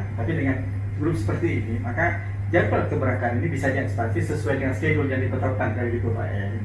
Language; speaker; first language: Indonesian; native; Indonesian